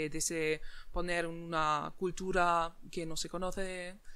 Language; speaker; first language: Spanish; non-native, fluent; German